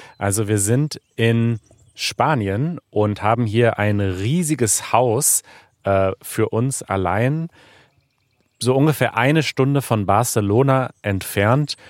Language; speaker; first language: German; native; German